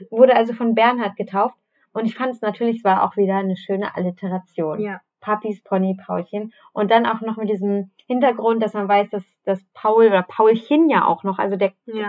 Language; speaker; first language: German; native; German